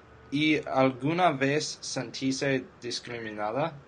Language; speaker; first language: Spanish; non-native, learner; English